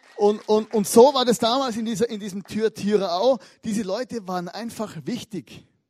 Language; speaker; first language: German; native; German